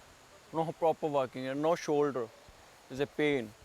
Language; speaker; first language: English; non-native, learner; Persian